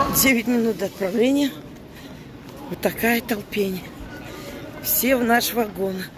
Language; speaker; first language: Russian; native; Russian